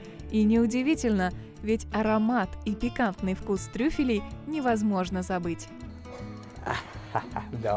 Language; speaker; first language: Russian; native; Russian